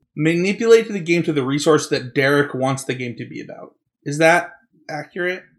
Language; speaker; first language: English; native; English